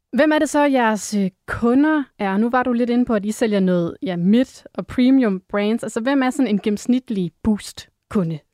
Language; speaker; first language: Danish; native; Danish